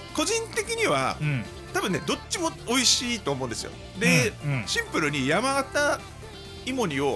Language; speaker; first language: Japanese; native; Japanese